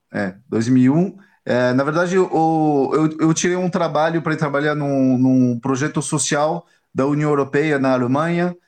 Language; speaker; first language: Portuguese; non-native, fluent; French